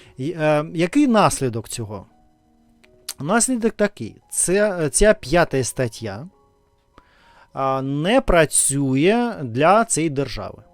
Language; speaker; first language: Ukrainian; non-native, learner; Russian